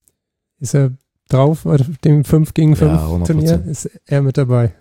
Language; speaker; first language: German; native; German